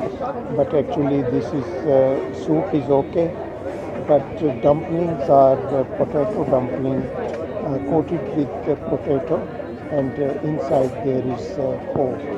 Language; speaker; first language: English; non-native, fluent; Urdu